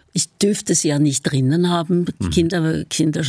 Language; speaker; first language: German; non-native, fluent; Norwegian